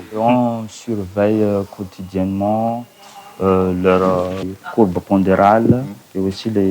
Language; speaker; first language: French; non-native, local second language; Malagasy